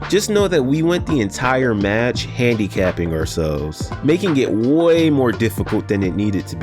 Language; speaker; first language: English; native; English